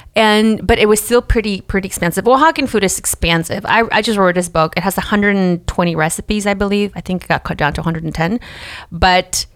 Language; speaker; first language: English; early bilingual, other home language; Spanish